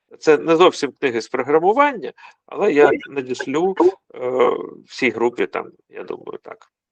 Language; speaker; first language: Ukrainian; non-native, local second language; Russian